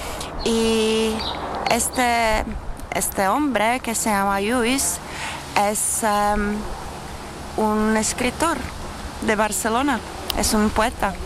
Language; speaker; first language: Spanish; non-native, fluent; Czech